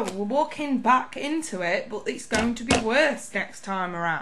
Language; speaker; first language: English; native; English